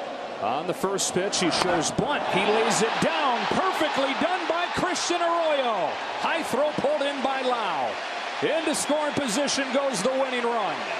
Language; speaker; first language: English; native; English